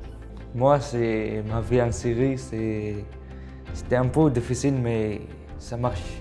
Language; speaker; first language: French; non-native, learner; Arabic